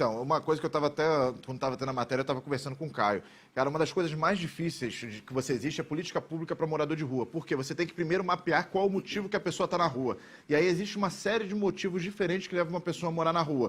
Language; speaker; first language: Portuguese; native; Portuguese